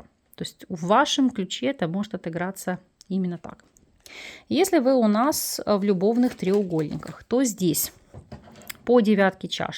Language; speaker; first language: Russian; native; Russian